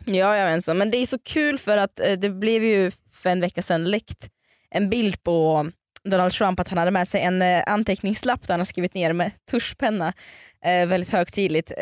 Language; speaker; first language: Swedish; early bilingual, other home language; Russian